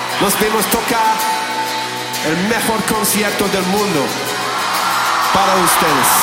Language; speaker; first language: Spanish; non-native, learner; English